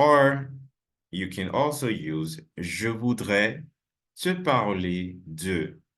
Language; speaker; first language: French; non-native, fluent; English